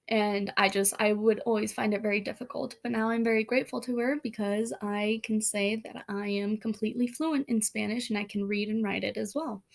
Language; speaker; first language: English; early bilingual, other home language; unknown